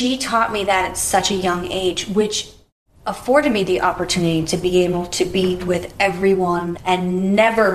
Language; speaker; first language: English; native; English